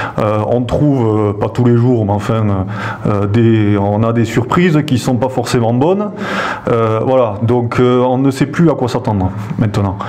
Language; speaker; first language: French; native; French